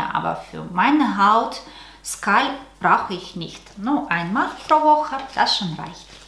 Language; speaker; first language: German; non-native, learner; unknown